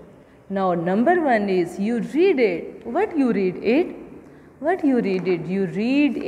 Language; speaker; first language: English; non-native, local second language; Urdu